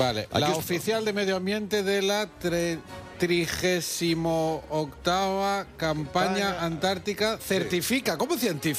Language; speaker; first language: Spanish; native; Spanish